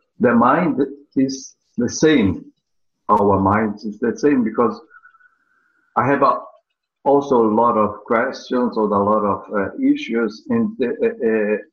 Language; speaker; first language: English; non-native, learner; Portuguese